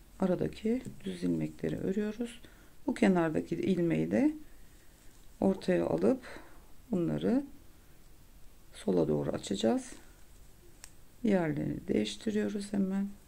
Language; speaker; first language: Turkish; native; Turkish